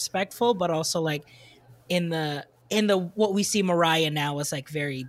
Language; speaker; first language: English; non-native, local second language; Filipino